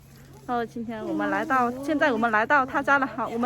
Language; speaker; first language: Chinese; non-native, fluent; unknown